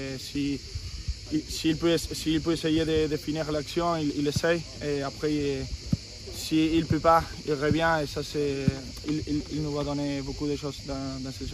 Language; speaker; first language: French; non-native, fluent; Spanish